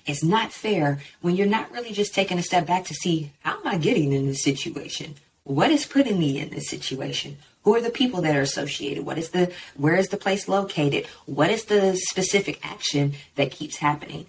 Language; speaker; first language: English; native; English